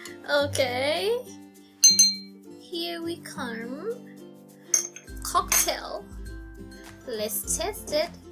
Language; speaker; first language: English; non-native, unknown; Thai